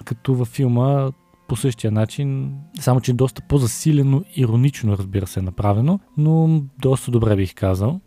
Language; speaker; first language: Bulgarian; native; Bulgarian